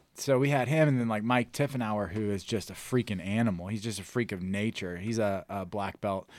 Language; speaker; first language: English; native; English